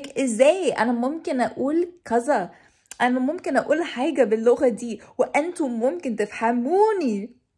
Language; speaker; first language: Egyptian Arabic; non-native, fluent; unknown